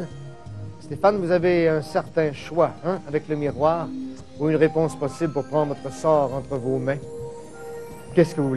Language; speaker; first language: French; native; French